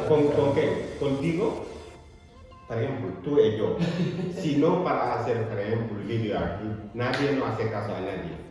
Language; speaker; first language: Spanish; non-native, learner; Fula